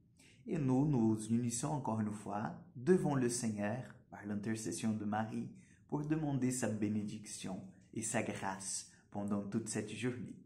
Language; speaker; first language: French; non-native, fluent; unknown